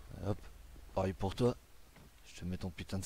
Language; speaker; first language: French; native; French